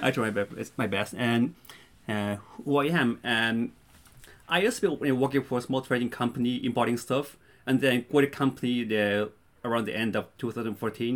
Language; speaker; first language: English; non-native, fluent; Japanese